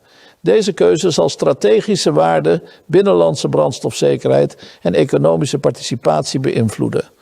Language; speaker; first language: Dutch; native; Dutch